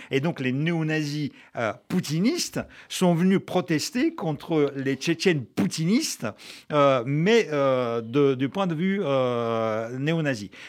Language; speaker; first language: French; non-native, fluent; Russian